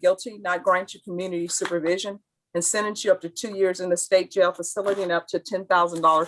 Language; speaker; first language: English; native; English